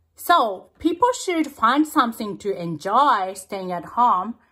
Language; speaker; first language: English; non-native, fluent; Japanese